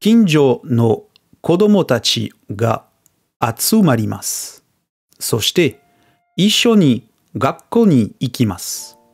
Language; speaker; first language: Japanese; non-native, learner; French